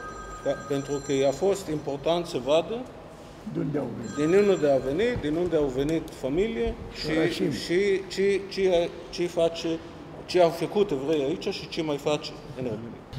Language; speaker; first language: Romanian; early bilingual, heritage; Hebrew